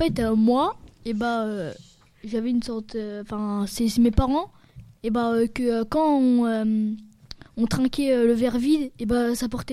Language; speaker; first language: French; native; French